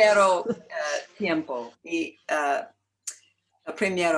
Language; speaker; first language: Spanish; non-native, learner; English